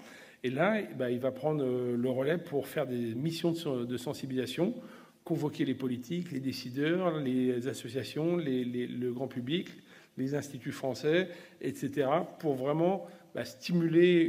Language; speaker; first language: French; native; French